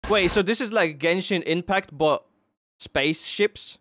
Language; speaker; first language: English; native; English